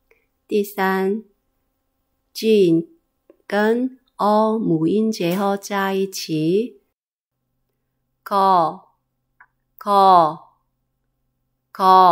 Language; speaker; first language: Chinese; non-native, fluent; Korean